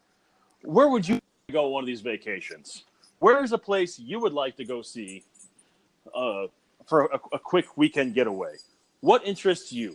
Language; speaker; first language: English; native; English